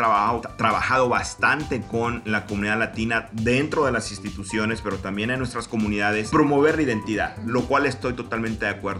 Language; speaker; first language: Spanish; native; Spanish